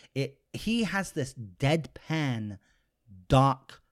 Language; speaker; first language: English; native; English